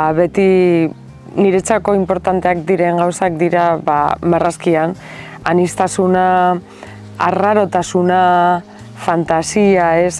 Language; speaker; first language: Basque; non-native, local second language; Spanish